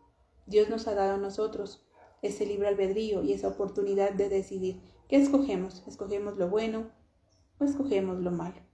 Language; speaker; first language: Spanish; native; Spanish